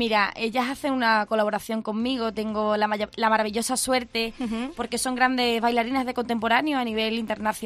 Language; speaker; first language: Spanish; native; Spanish